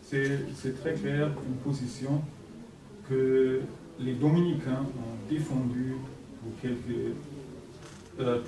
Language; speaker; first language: French; non-native, fluent; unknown